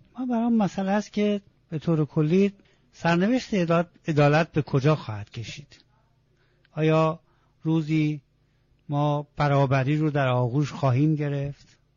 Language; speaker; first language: Persian; non-native, local second language; Azerbaijani